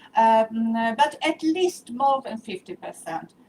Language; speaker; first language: English; non-native, fluent; Polish